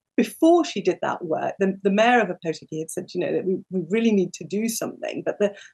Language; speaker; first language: English; native; English